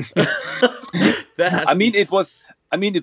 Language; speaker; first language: English; non-native, fluent; German